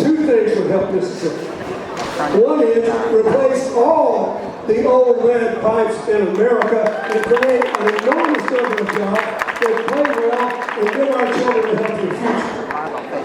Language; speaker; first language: English; native; English